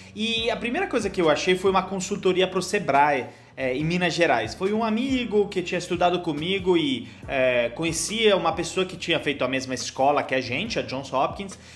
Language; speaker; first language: Portuguese; non-native, fluent; Italian